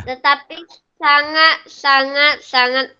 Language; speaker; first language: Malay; non-native, learner; Chinese